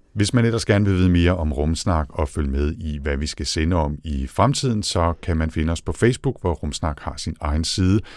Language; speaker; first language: Danish; native; Danish